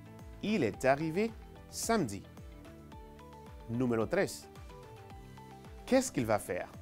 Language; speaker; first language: French; non-native, fluent; Spanish